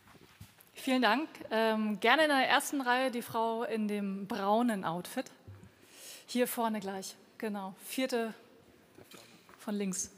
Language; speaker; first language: German; native; German